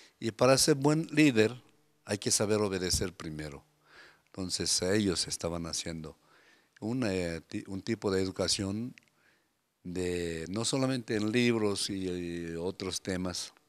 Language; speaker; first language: Spanish; non-native, fluent; Korean